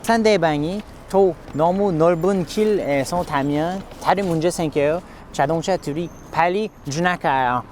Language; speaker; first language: Korean; non-native, learner; English